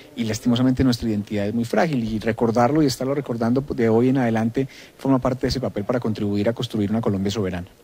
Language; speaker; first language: Spanish; native; Spanish